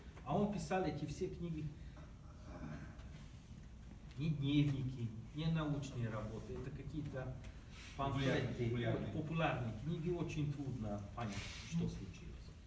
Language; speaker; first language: Russian; non-native, learner; Hungarian